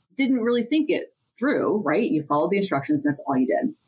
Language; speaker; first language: English; native; English